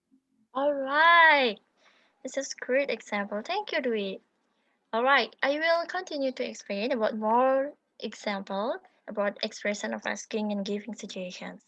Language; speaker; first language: English; non-native, learner; Indonesian